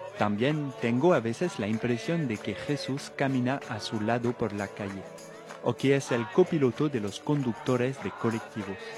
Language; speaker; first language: Spanish; non-native, fluent; French